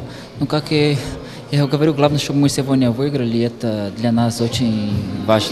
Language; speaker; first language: Russian; non-native, fluent; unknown